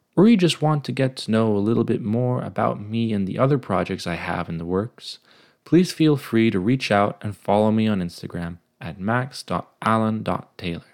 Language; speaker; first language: English; native; English